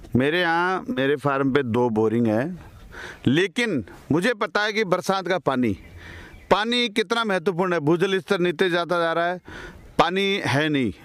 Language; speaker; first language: Hindi; native; Hindi